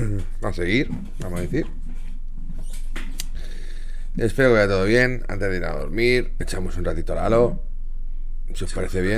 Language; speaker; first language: Spanish; native; Spanish